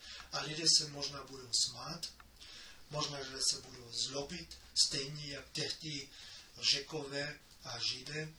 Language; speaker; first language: Czech; non-native, fluent; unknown